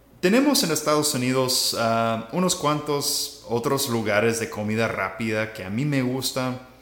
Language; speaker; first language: Spanish; non-native, fluent; English